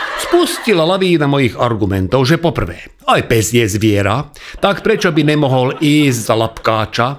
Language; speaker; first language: Slovak; non-native, local second language; Hungarian